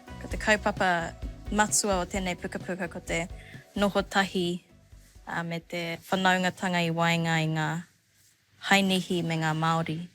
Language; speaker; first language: Māori; non-native, local second language; Chinese